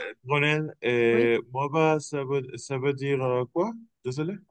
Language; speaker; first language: French; non-native, fluent; Spanish